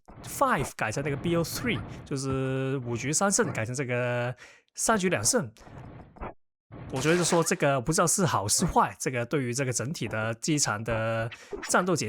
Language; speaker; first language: Chinese; non-native, local second language; Cantonese